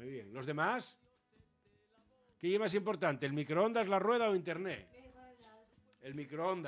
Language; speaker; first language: Spanish; native; Spanish